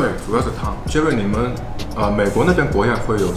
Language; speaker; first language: Chinese; native; Chinese